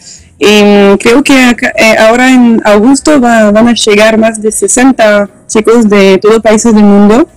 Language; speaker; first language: Spanish; non-native, learner; French